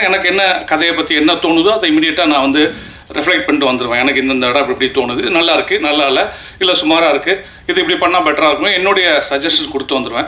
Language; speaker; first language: Tamil; native; Tamil